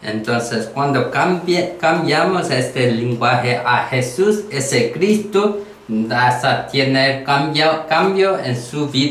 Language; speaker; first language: Spanish; non-native, learner; Korean